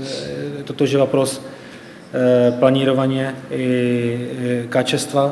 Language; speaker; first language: Russian; non-native, fluent; Czech